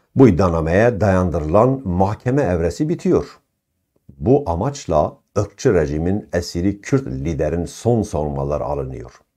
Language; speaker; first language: Turkish; non-native, local second language; Kurdish